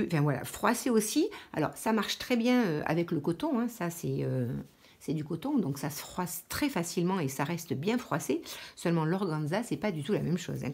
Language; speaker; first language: French; native; French